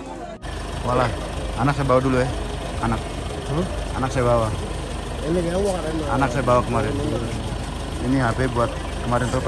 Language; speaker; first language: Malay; non-native, local second language; Javanese